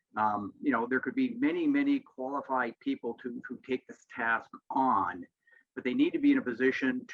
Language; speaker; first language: English; native; English